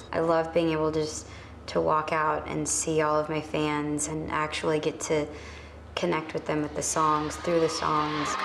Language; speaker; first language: English; native; English